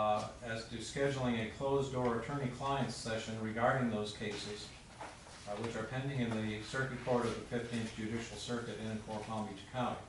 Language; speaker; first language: English; native; English